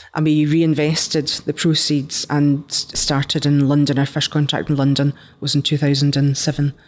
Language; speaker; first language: English; native; English